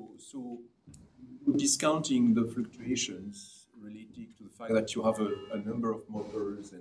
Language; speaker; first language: English; non-native, fluent; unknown